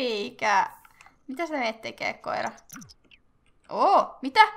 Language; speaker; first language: Finnish; native; Finnish